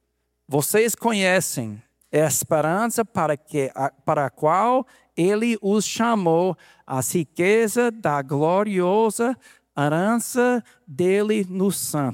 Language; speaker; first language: Portuguese; non-native, fluent; English